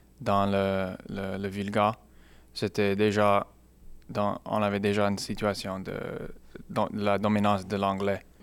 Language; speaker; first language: French; non-native, local second language; English